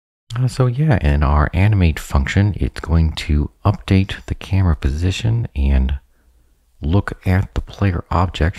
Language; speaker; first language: English; native; English